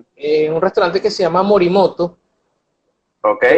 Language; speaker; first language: Spanish; native; Spanish